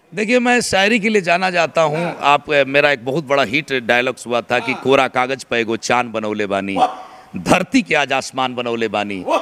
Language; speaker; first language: Hindi; native; Hindi